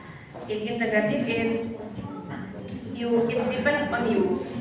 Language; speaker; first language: English; non-native, learner; Indonesian